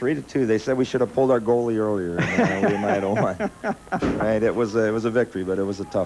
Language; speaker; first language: English; native; English